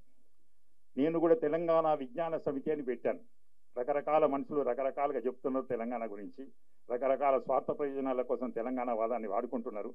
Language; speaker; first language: Telugu; native; Telugu